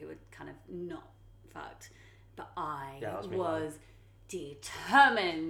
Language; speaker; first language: English; native; English